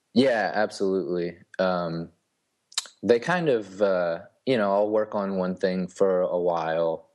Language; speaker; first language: English; native; English